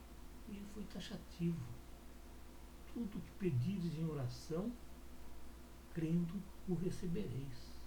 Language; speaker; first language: Portuguese; native; Portuguese